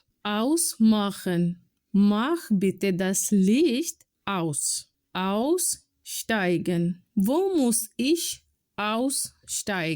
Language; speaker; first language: German; non-native, fluent; Urdu